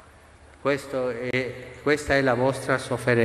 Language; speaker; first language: Italian; non-native, fluent; Spanish